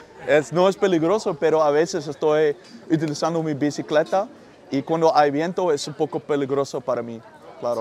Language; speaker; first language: Spanish; non-native, learner; Dutch